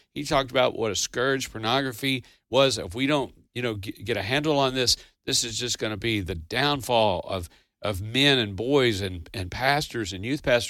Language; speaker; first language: English; native; English